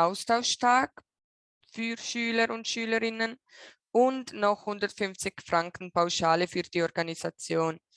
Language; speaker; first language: German; non-native, local second language; Italian